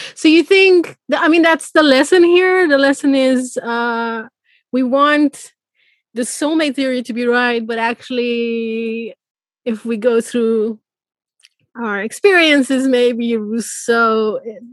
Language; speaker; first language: English; non-native, fluent; Persian